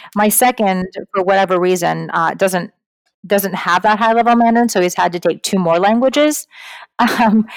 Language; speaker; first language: English; native; English